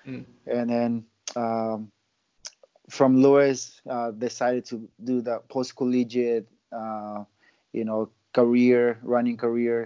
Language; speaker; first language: English; non-native, fluent; Spanish